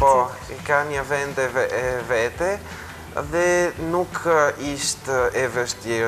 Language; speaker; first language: Albanian; non-native, fluent; Bulgarian